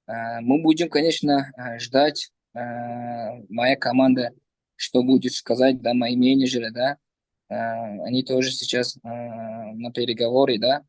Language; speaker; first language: Russian; non-native, learner; Uzbek